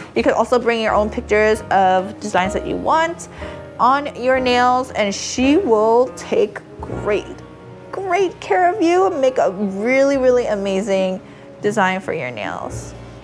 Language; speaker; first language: English; early bilingual, other home language; Korean